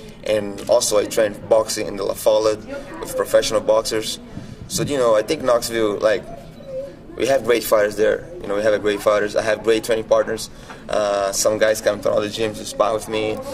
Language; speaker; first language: English; non-native, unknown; Portuguese